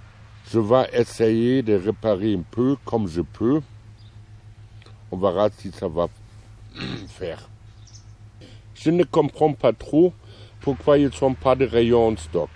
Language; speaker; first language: French; non-native, fluent; German